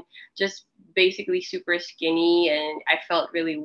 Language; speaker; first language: English; non-native, local second language; Filipino